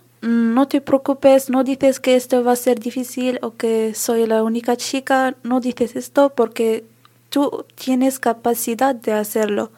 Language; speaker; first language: Spanish; non-native, learner; Arabic